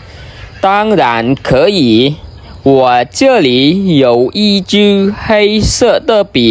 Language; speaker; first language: Chinese; non-native, fluent; Khmer